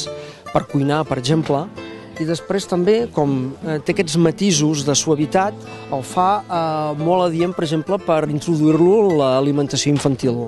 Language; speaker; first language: Catalan; native; Catalan